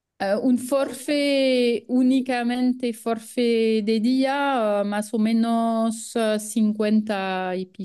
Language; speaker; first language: Spanish; non-native, fluent; French